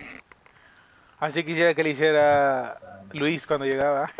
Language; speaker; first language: Spanish; early bilingual, heritage; Spanish